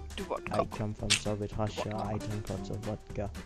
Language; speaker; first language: French; non-native, learner; English